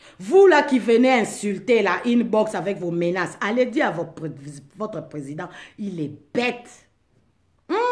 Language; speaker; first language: French; non-native, local second language; Lingala